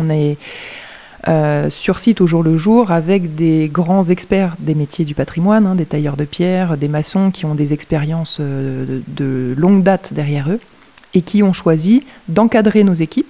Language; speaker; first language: French; native; French